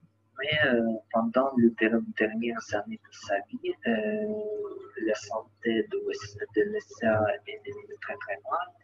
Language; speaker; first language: French; non-native, learner; Ukrainian